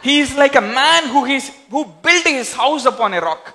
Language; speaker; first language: English; non-native, local second language; Telugu